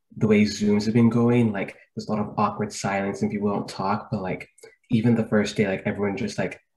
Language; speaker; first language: English; native; English